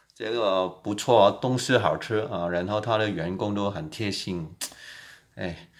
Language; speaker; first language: Chinese; non-native, local second language; Cantonese